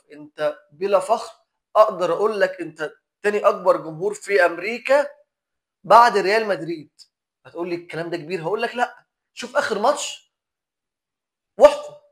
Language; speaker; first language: Arabic; native; Arabic